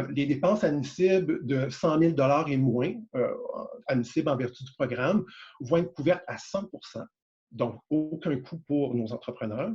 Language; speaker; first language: French; native; French